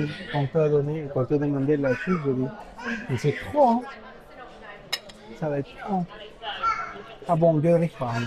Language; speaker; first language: French; non-native, fluent; Spanish